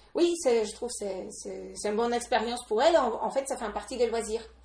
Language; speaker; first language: French; non-native, fluent; Polish